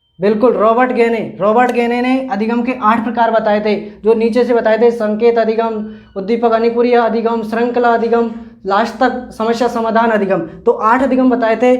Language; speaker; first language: Hindi; native; Hindi